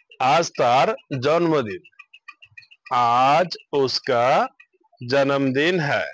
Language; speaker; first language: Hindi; non-native, learner; Bangla